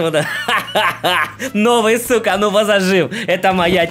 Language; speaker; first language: Russian; native; Russian